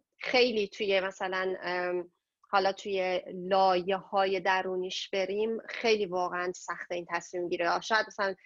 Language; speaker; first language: Persian; native; Persian